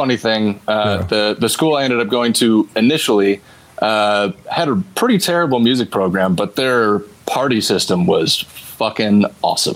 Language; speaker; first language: English; native; English